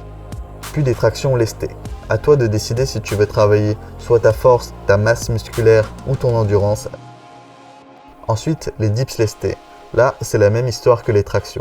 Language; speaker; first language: French; native; French